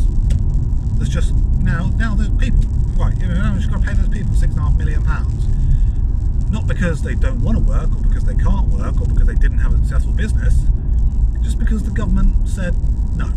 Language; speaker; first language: English; native; English